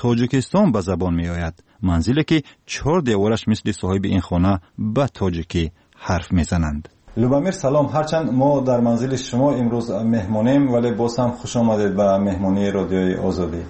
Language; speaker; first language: Tajik; native; Tajik